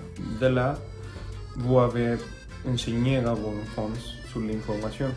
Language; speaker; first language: French; non-native, learner; Spanish